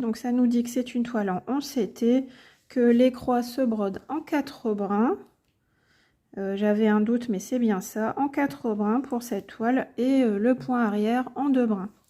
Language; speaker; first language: French; native; French